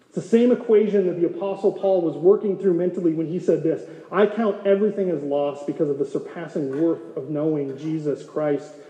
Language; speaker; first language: English; native; English